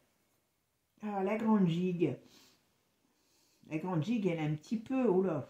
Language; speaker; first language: French; native; French